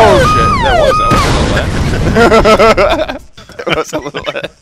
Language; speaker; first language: English; native; English